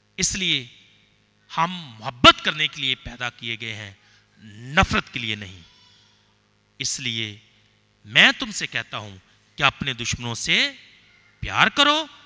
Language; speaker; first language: Urdu; non-native, local second language; Punjabi